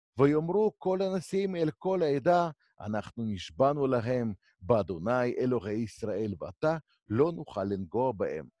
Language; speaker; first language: Hebrew; native; Hebrew